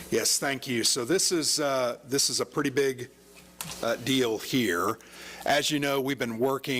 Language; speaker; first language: English; native; English